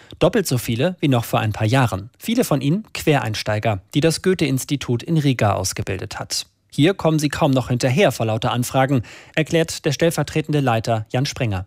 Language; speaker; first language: German; native; German